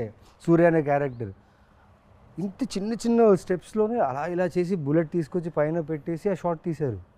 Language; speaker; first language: Telugu; native; Telugu